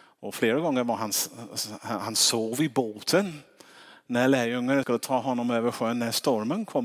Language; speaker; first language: Swedish; non-native, fluent; English